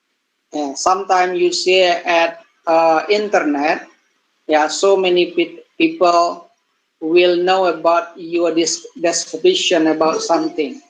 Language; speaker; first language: English; non-native, learner; Indonesian